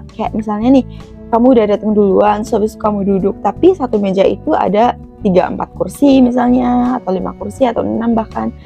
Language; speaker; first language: Indonesian; native; Indonesian